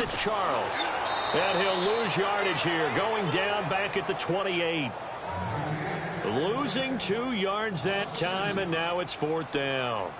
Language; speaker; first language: English; native; English